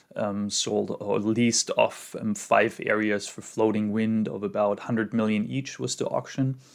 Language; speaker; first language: English; non-native, fluent; German